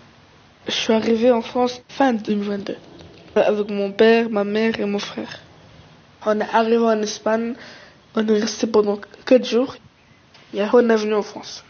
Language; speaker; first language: French; early bilingual, other home language; Arabic